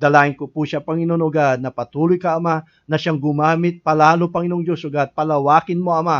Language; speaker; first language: Filipino; native; Filipino